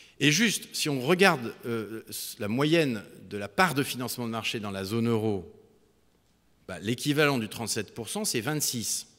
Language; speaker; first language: French; native; French